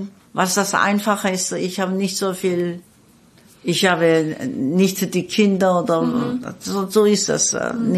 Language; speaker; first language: German; non-native, fluent; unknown